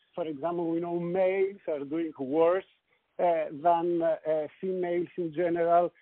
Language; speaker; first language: English; non-native, fluent; Greek